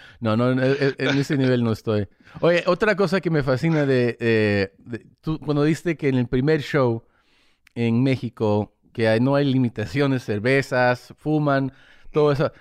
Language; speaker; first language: Spanish; early bilingual, heritage; English